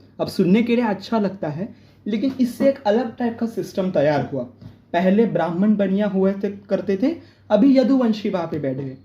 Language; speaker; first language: Hindi; non-native, local second language; Marathi